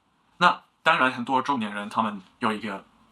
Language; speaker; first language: Chinese; non-native, learner; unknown